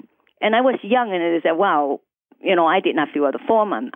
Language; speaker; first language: English; non-native, local second language; Cantonese